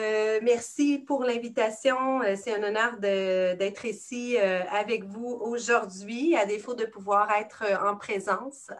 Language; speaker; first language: French; native; French